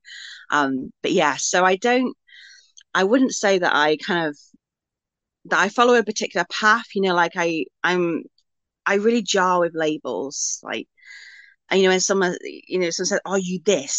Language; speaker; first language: English; native; English